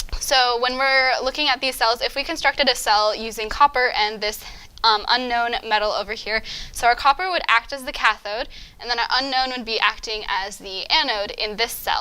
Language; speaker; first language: English; native; English